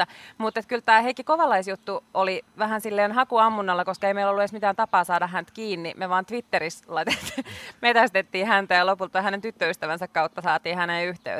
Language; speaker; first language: Finnish; native; Finnish